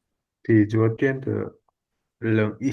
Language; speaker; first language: Chinese; non-native, learner; Indonesian